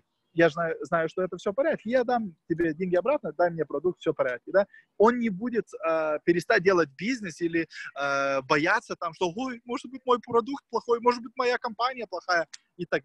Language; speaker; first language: Russian; non-native, fluent; Lithuanian